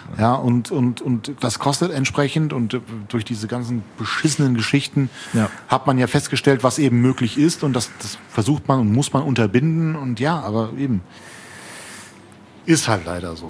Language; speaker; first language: German; native; German